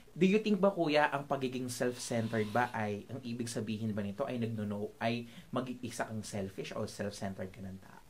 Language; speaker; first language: Filipino; native; Filipino